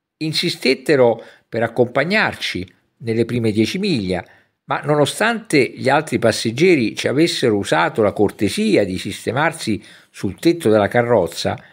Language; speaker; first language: Italian; native; Italian